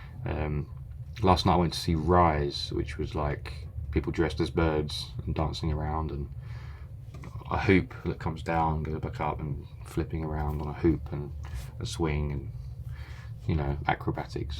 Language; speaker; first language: English; native; English